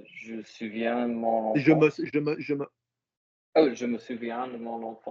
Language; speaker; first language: French; non-native, learner; English